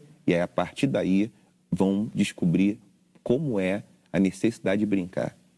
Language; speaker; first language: Portuguese; native; Portuguese